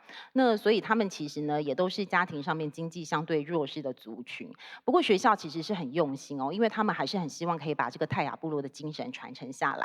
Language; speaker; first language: Chinese; native; Chinese